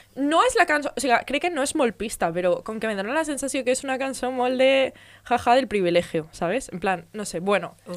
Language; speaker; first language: Spanish; non-native, local second language; Catalan